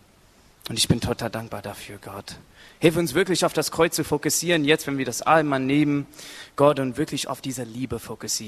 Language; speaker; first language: German; non-native, learner; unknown